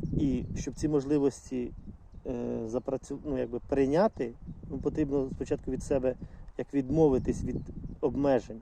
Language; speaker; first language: Ukrainian; non-native, local second language; Russian